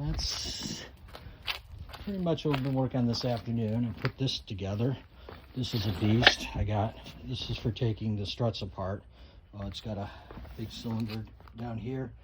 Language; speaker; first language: English; native; English